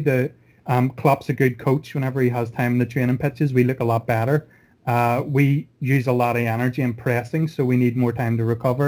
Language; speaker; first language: English; native; English